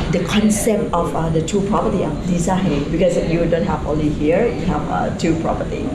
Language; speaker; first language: English; non-native, learner; Thai